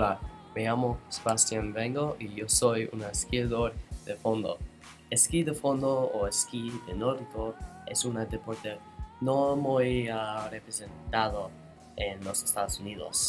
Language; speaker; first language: Spanish; non-native, learner; English